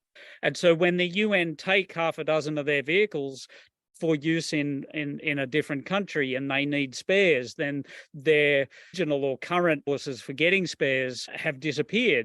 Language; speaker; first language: English; native; English